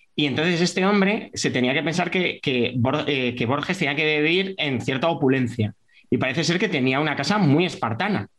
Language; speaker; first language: Spanish; native; Spanish